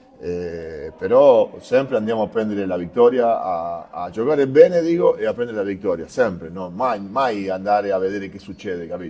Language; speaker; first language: Italian; non-native, fluent; Spanish